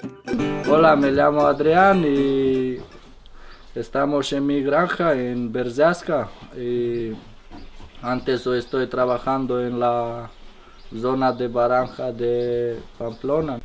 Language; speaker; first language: Spanish; non-native, fluent; Romanian